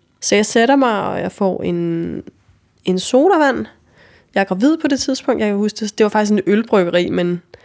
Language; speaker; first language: Danish; native; Danish